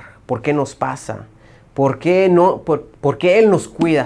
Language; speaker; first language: Spanish; native; Spanish